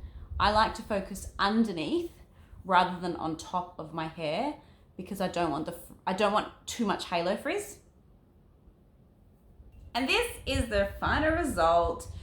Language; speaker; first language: English; native; English